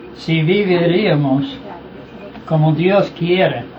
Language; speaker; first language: Spanish; non-native, fluent; English